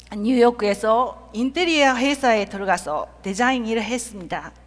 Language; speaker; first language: Korean; non-native, fluent; Japanese